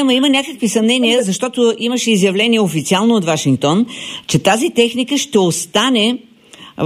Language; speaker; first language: Bulgarian; native; Bulgarian